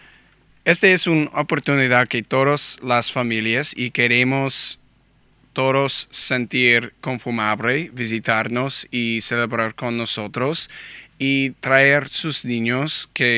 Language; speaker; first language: Spanish; non-native, learner; English